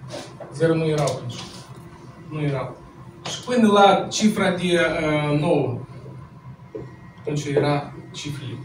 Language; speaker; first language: Romanian; non-native, local second language; Russian